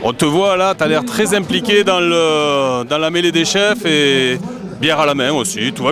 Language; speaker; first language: French; native; French